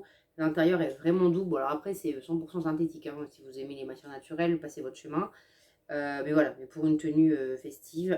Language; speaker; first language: French; native; French